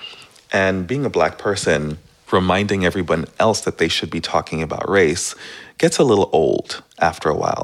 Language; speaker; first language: English; native; English